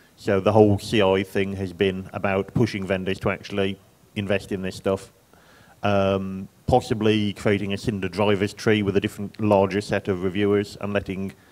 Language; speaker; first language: English; native; English